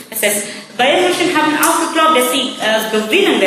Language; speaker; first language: German; non-native, learner; Indonesian